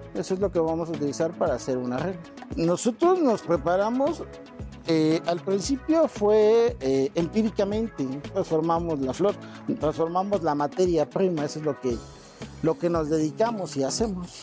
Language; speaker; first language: Spanish; native; Spanish